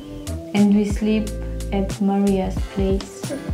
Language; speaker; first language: English; non-native, learner; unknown